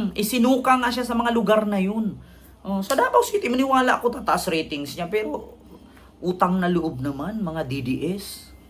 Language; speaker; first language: Filipino; non-native, local second language; Cebuano